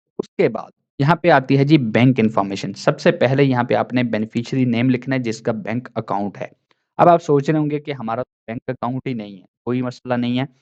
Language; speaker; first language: Urdu; non-native, local second language; Punjabi